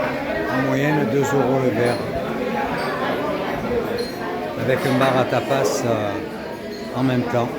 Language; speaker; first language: French; native; French